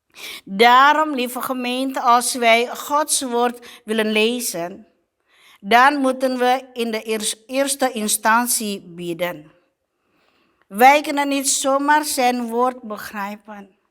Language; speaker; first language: Dutch; non-native, fluent; Indonesian